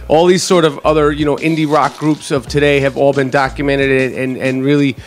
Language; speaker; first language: English; native; English